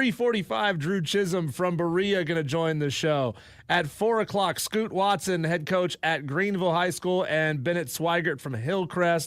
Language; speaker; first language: English; native; English